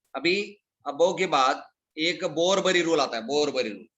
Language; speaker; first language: Hindi; non-native, local second language; Marathi